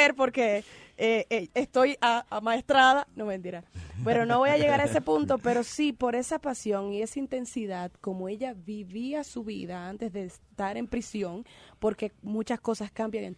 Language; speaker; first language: Spanish; native; Spanish